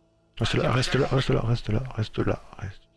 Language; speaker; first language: French; native; French